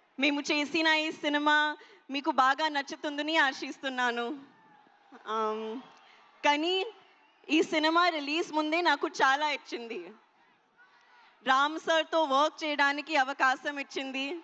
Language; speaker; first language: Telugu; non-native, learner; Hindi